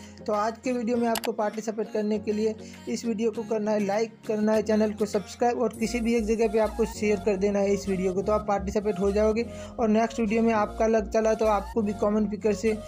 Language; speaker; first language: Hindi; native; Hindi